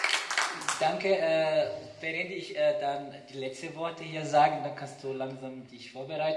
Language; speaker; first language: German; non-native, fluent; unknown